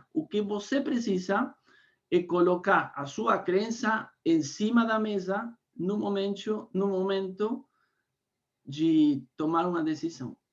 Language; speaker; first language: Portuguese; non-native, fluent; Spanish